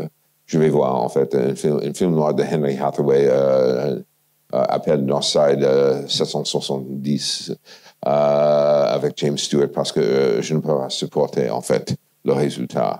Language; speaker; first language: French; non-native, fluent; English